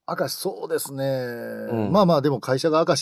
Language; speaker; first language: Japanese; native; Japanese